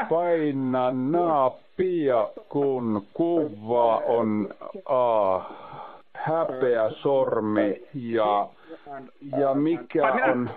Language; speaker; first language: Finnish; non-native, learner; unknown